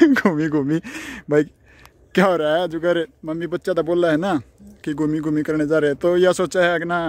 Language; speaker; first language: Hindi; native; Hindi